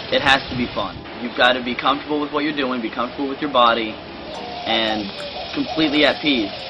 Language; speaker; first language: English; native; English